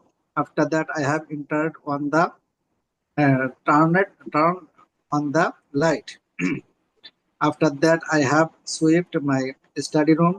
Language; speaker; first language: English; non-native, learner; Bangla